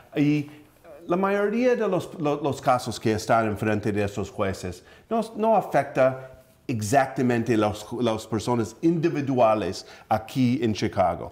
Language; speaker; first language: Spanish; early bilingual, heritage; English